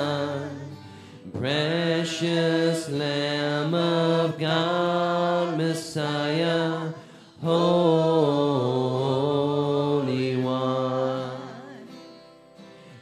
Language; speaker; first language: English; native; English